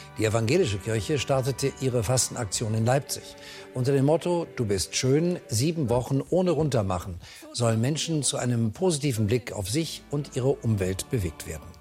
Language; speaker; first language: German; native; German